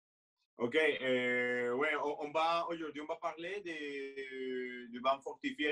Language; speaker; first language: French; non-native, fluent; Spanish